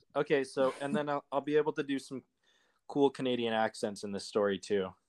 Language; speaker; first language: English; native; English